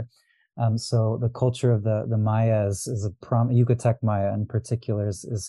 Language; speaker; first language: English; early bilingual, other home language; Arabic